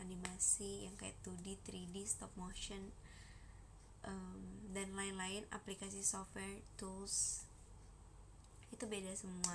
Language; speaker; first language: Indonesian; native; Indonesian